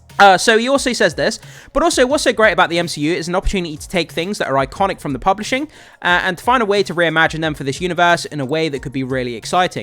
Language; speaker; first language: English; native; English